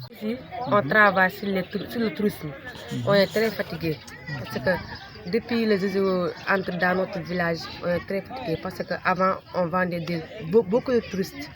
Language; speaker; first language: French; non-native, local second language; Wolof